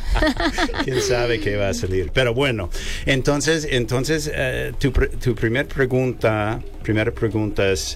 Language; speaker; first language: Spanish; non-native, learner; English